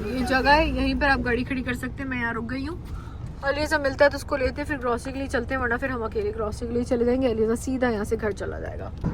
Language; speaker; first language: Urdu; native; Urdu